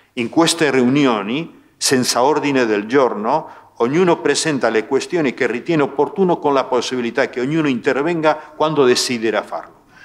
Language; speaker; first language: Italian; non-native, fluent; Spanish